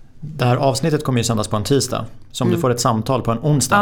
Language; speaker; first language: Swedish; native; Swedish